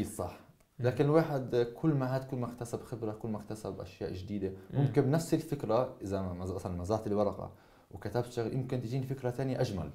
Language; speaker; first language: Arabic; native; Arabic